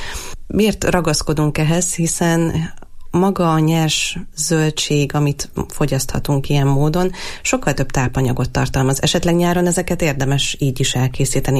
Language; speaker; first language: Hungarian; native; Hungarian